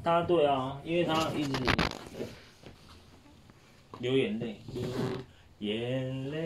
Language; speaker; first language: Chinese; native; Chinese